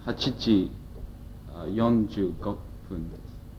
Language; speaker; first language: Japanese; non-native, learner; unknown